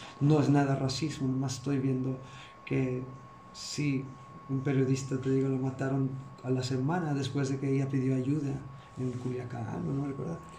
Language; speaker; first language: Spanish; early bilingual, heritage; Spanish